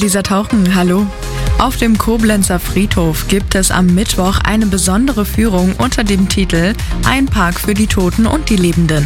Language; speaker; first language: German; native; German